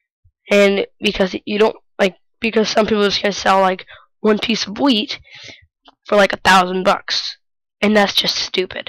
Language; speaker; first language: English; native; English